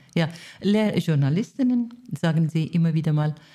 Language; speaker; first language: German; non-native, fluent; Persian